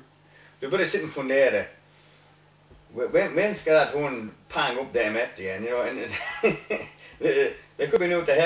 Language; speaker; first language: Swedish; non-native, learner; English